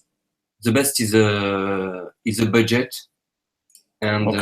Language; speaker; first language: English; non-native, learner; French